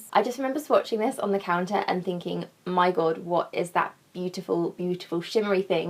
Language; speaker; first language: English; native; English